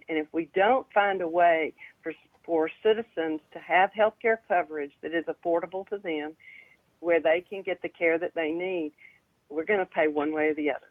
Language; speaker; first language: English; native; English